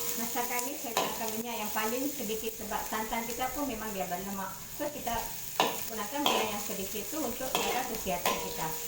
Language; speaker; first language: Malay; non-native, local second language; Tamil